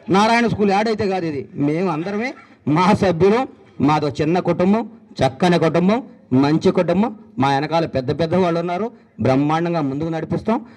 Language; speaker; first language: Telugu; native; Telugu